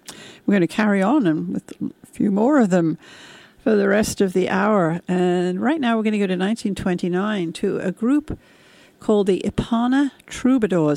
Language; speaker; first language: English; native; English